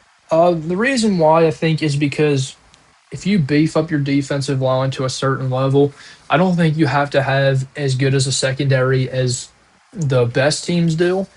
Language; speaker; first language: English; native; English